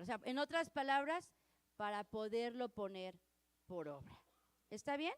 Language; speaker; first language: Spanish; native; Spanish